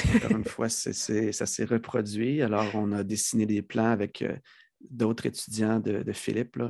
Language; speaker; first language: French; native; French